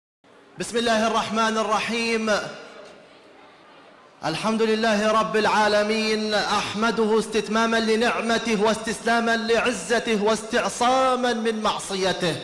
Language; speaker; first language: Arabic; native; Arabic